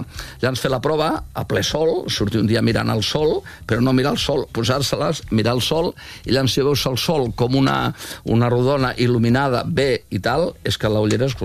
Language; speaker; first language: Catalan; native; Catalan